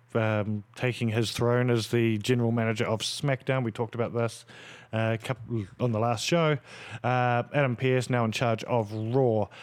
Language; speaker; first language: English; native; English